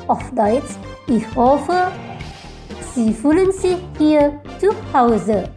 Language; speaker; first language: German; non-native, fluent; Indonesian